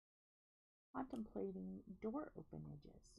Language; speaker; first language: English; native; English